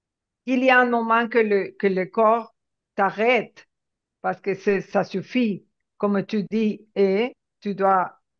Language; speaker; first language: French; non-native, fluent; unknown